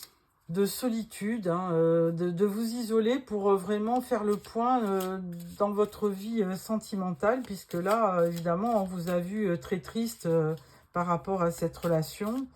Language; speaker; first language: French; native; French